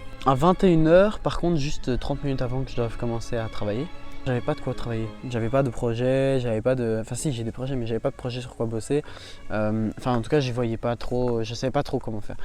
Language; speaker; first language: French; native; French